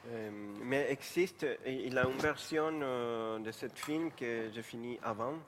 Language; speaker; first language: French; non-native, fluent; Spanish